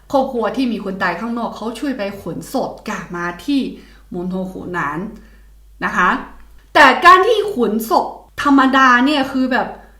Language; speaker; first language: Thai; non-native, fluent; Chinese